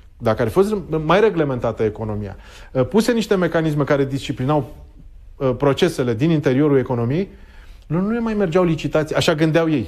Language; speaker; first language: Romanian; native; Romanian